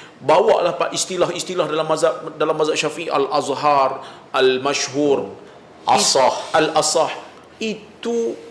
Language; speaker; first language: Malay; native; Malay